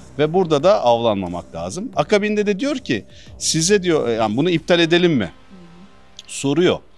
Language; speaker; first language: Turkish; native; Turkish